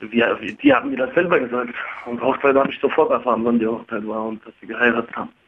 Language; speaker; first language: German; early bilingual, other home language; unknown